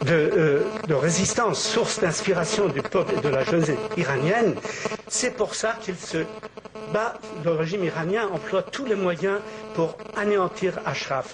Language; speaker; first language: French; native; French